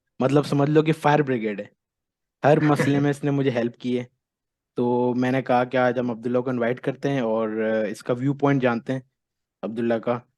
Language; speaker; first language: Urdu; native; Urdu